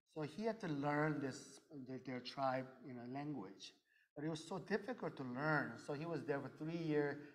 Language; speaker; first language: English; early bilingual, other home language; Korean